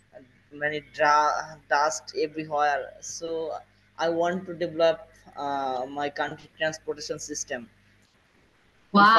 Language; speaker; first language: English; non-native, learner; Bangla